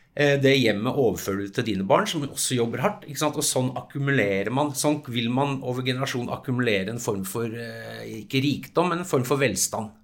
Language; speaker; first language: Norwegian; early bilingual, other home language; English